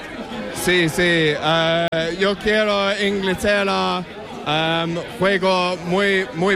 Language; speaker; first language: Spanish; non-native, learner; English